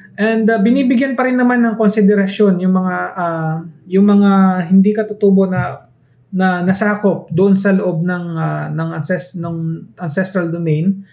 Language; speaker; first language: Filipino; non-native, local second language; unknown